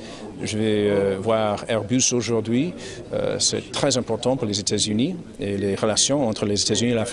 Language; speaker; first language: French; non-native, learner; English